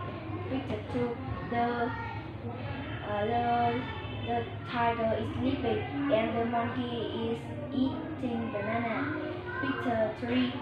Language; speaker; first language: English; non-native, learner; Vietnamese